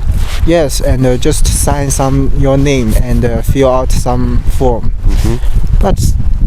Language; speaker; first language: English; non-native, learner; Chinese